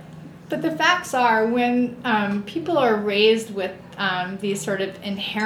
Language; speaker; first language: English; native; English